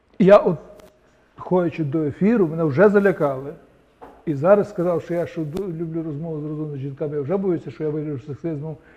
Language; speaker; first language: Ukrainian; native; Ukrainian